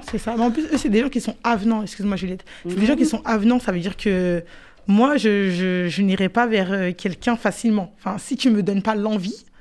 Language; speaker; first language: French; native; French